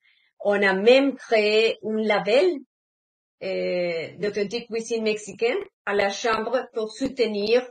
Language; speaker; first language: French; non-native, fluent; Spanish